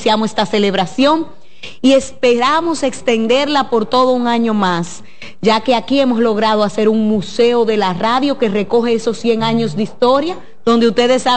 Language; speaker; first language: Spanish; native; Spanish